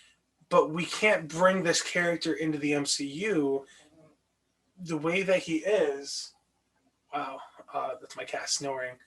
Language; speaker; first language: English; native; English